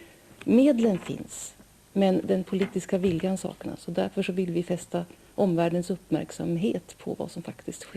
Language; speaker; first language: Swedish; native; Swedish